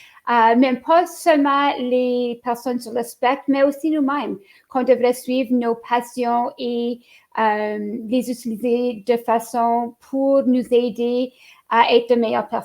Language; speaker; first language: French; native; French